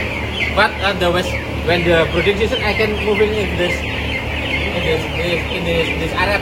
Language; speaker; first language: English; non-native, learner; Indonesian